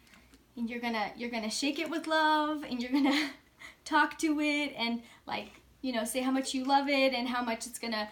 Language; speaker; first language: English; native; English